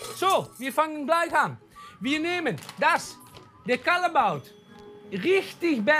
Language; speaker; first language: German; non-native, learner; Dutch